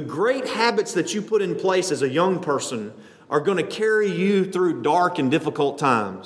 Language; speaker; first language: English; native; English